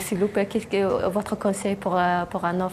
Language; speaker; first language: French; non-native, learner; Mongolian